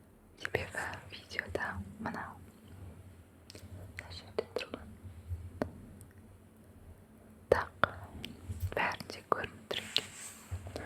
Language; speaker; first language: Kazakh; non-native, local second language; Russian